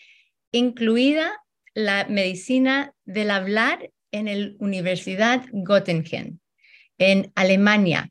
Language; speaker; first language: Spanish; early bilingual, heritage; Spanish